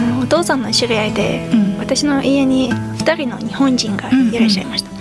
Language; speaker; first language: Japanese; non-native, fluent; Uzbek